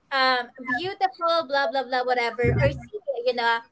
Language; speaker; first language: English; non-native, local second language; Filipino